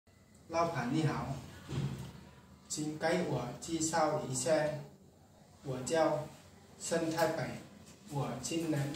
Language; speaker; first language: Chinese; non-native, learner; Vietnamese